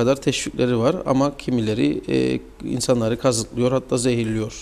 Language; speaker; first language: Turkish; native; Turkish